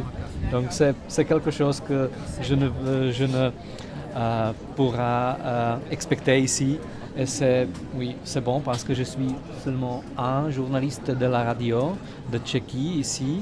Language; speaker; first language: French; non-native, learner; Czech